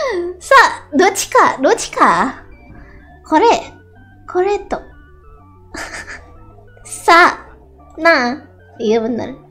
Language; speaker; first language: Japanese; non-native, learner; Indonesian